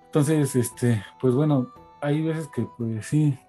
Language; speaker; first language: Spanish; native; Spanish